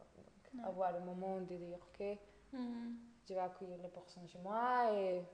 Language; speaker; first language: French; non-native, fluent; Spanish